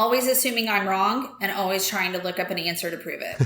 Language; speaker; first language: English; native; English